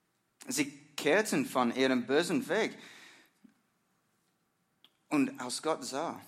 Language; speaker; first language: German; non-native, learner; English